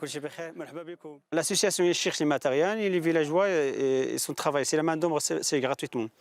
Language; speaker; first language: French; non-native, local second language; Tachelhit